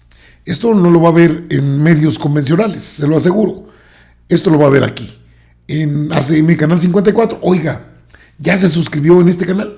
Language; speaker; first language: Spanish; native; Spanish